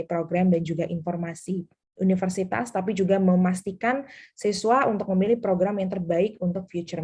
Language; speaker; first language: Indonesian; native; Indonesian